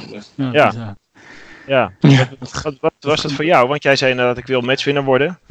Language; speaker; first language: Dutch; native; Dutch